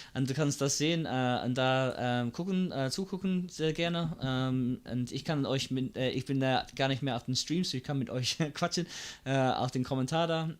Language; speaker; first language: German; non-native, fluent; English